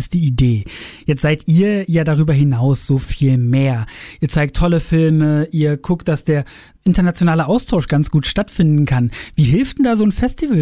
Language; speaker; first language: German; native; German